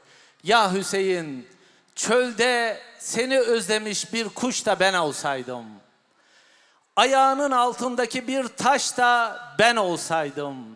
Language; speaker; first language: Turkish; native; Turkish